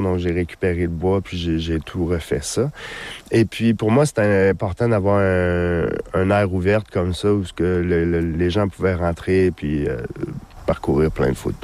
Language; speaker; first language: French; native; French